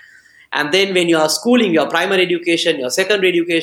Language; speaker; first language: English; non-native, local second language; Sinhala